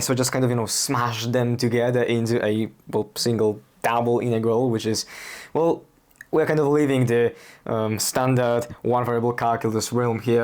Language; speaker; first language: English; non-native, fluent; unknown